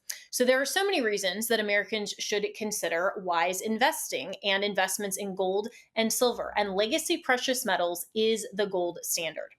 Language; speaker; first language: English; native; English